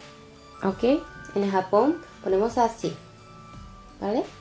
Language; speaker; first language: Spanish; non-native, fluent; Japanese